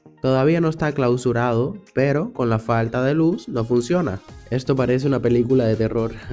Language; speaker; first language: Spanish; native; Spanish